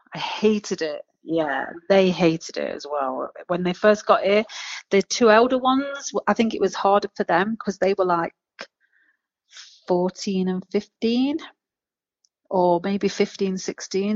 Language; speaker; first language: English; native; English